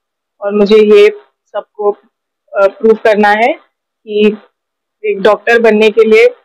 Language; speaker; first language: Hindi; native; Hindi